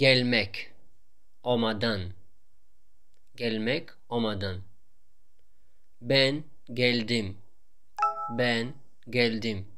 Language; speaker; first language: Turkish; non-native, fluent; Tajik